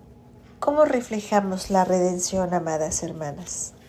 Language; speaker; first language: Spanish; native; Spanish